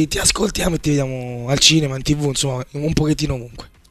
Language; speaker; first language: Italian; native; Italian